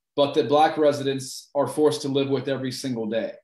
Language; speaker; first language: English; native; English